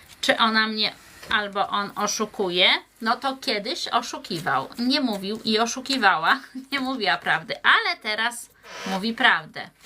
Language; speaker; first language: Polish; native; Polish